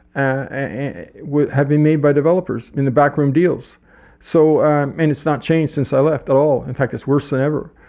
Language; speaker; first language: English; native; English